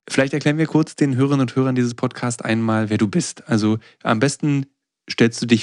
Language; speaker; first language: German; native; German